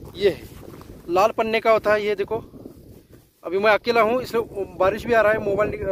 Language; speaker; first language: Hindi; non-native, local second language; Marathi